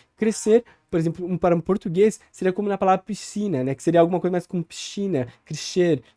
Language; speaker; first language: Portuguese; native; Portuguese